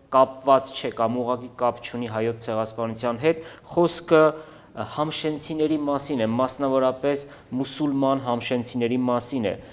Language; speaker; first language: Armenian; native; Armenian